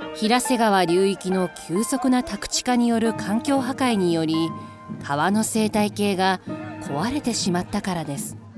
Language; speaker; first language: Japanese; native; Japanese